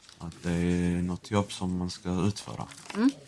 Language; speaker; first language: Swedish; non-native, fluent; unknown